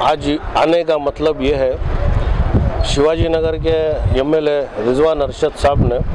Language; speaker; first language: Hindi; non-native, local second language; Urdu